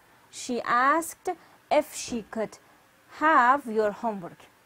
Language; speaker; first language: English; non-native, fluent; Persian